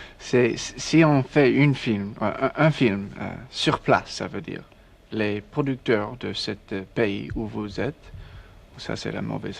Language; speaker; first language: French; non-native, learner; English